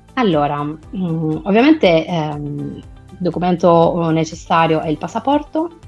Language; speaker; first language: Italian; native; Italian